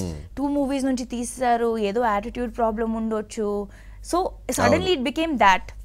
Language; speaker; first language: Telugu; non-native, local second language; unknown